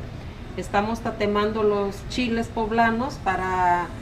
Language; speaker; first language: Spanish; native; Spanish